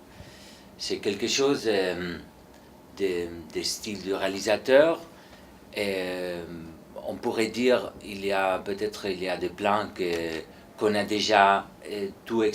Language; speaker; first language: French; non-native, fluent; Spanish